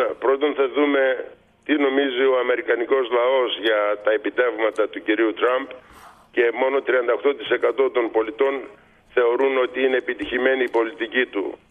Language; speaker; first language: Greek; native; Greek